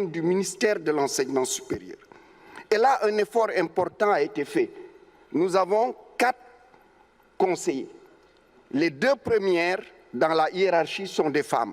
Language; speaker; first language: French; non-native, local second language; Wolof